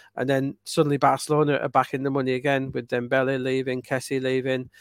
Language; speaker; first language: English; native; English